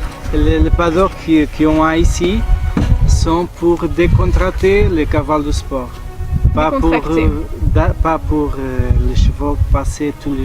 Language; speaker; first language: French; non-native, learner; Portuguese